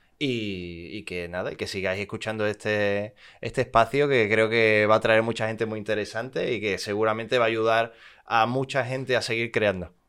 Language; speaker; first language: Spanish; native; Spanish